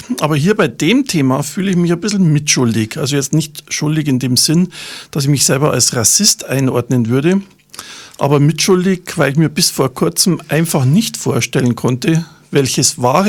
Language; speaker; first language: German; native; German